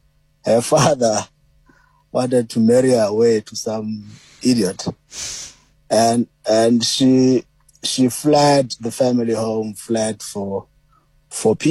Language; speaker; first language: English; non-native, local second language; Xhosa